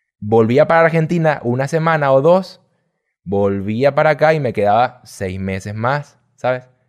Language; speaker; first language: Spanish; native; Spanish